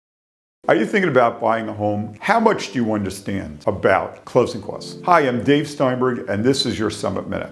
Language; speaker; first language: English; native; English